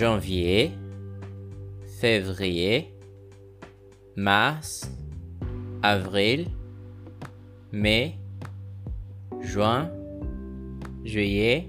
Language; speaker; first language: French; non-native, fluent; Portuguese